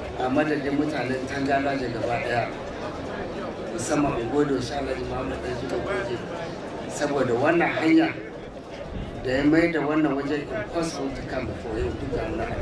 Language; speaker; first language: Hausa; native; Hausa